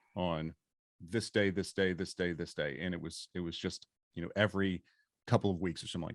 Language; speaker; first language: English; native; English